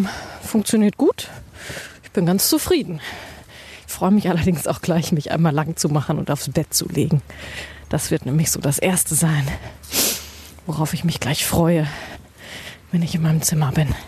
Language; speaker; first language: German; native; German